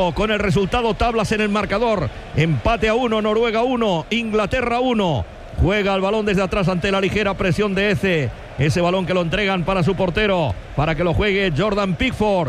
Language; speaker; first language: Spanish; native; Spanish